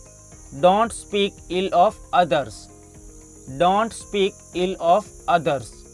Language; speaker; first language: English; non-native, fluent; Hindi